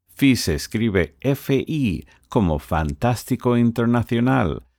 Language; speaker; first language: Spanish; non-native, fluent; English